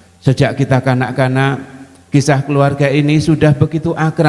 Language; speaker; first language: Indonesian; native; Indonesian